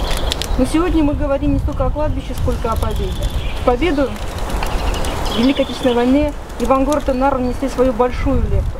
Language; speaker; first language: Russian; native; Russian